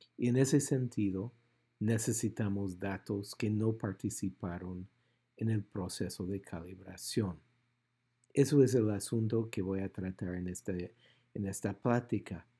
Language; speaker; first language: Spanish; non-native, fluent; English